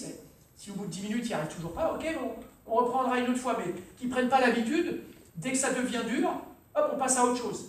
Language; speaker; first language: French; native; French